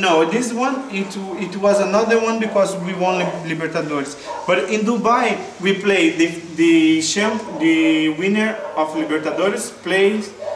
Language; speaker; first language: English; non-native, fluent; Portuguese